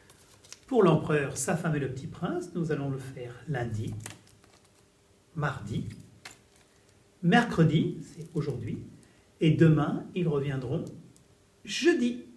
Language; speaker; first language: French; native; French